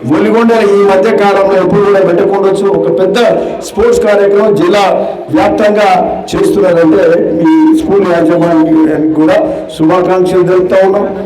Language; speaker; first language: Telugu; native; Telugu